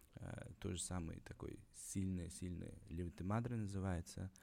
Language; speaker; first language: Russian; non-native, local second language; Uzbek